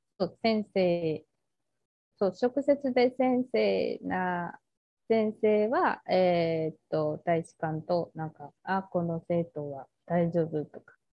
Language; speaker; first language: Japanese; non-native, learner; Spanish